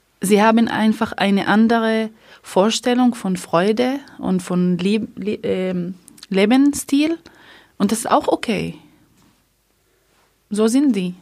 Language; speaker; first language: German; early bilingual, other home language; Arabic